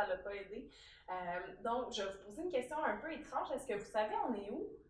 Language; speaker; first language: French; native; French